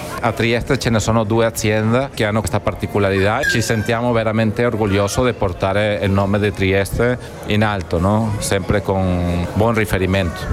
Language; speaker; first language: Italian; non-native, fluent; Spanish